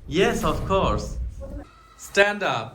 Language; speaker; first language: English; non-native, fluent; Bangla